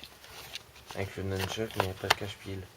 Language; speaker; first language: French; native; French